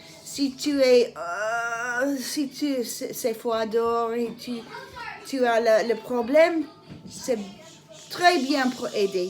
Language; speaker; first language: French; non-native, learner; English